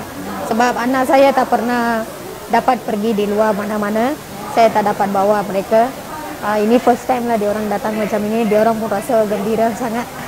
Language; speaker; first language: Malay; non-native, local second language; Tamil